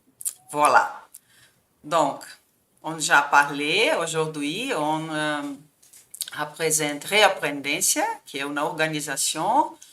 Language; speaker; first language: French; non-native, fluent; Portuguese